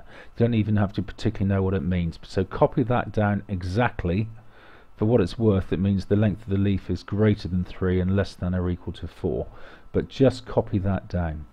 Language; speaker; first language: English; native; English